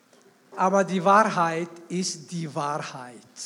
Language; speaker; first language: German; non-native, fluent; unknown